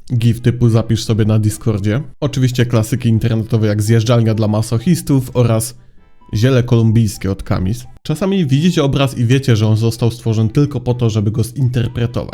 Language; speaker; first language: Polish; native; Polish